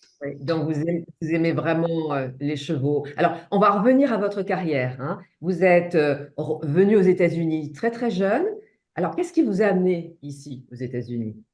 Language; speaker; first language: French; native; French